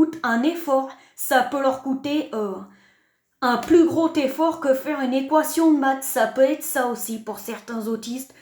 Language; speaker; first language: French; native; French